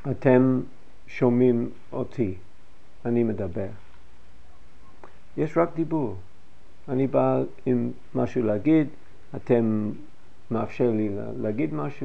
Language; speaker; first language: Hebrew; non-native, fluent; English